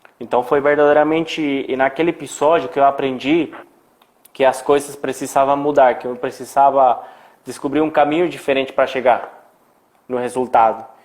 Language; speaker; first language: Portuguese; non-native, fluent; Spanish